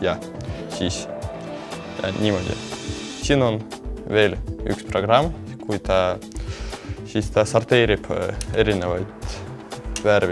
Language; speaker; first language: Estonian; non-native, local second language; Russian